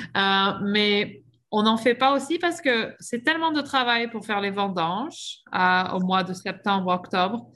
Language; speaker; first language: French; native; French